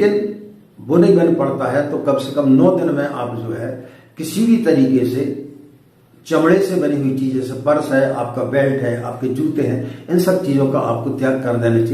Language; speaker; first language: Hindi; native; Hindi